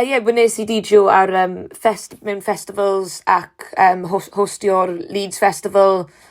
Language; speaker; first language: Welsh; non-native, learner; English